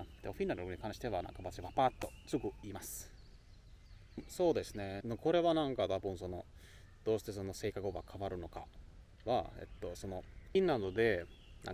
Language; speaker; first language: Japanese; non-native, learner; Finnish